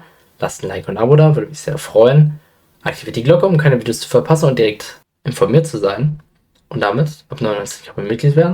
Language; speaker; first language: German; native; German